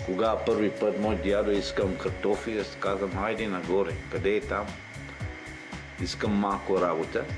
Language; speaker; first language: Bulgarian; non-native, learner; Swahili